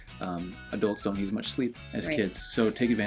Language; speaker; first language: English; native; English